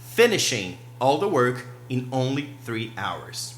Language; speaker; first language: English; non-native, fluent; Portuguese